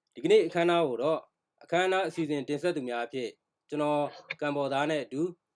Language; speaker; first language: Burmese; native; Burmese